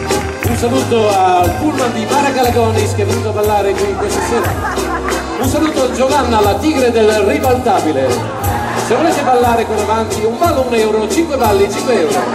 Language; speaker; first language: Italian; native; Italian